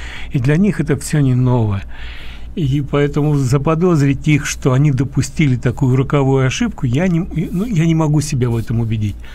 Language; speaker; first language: Russian; native; Russian